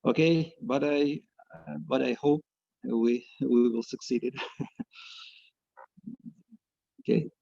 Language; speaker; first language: English; non-native, fluent; Russian